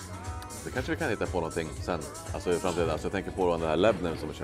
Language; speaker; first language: Swedish; native; Swedish